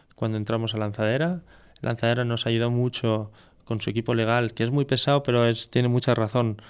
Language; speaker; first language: Spanish; non-native, fluent; French